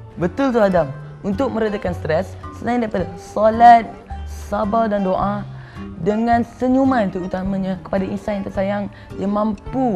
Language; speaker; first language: Malay; native; Malay